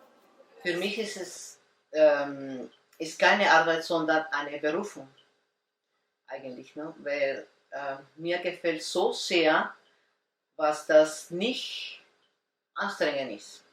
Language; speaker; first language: German; non-native, learner; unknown